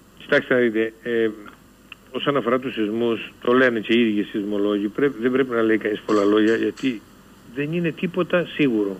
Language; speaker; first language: Greek; native; Greek